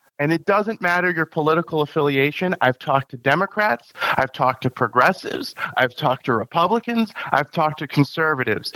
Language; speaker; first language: English; native; English